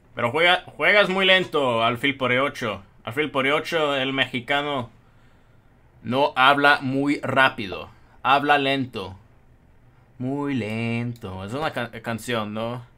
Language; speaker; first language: Spanish; non-native, fluent; Norwegian